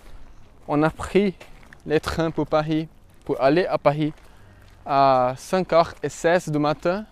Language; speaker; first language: French; non-native, fluent; Portuguese